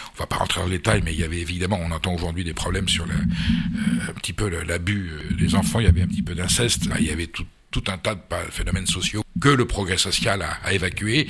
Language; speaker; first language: French; native; French